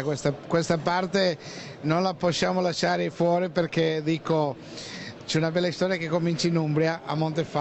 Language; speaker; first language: Italian; non-native, fluent; Spanish